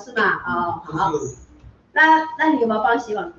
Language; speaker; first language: Chinese; native; Chinese